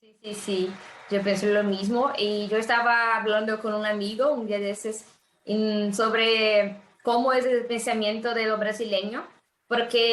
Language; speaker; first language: Spanish; non-native, fluent; Portuguese